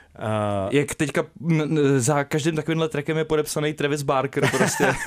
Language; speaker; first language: Czech; native; Czech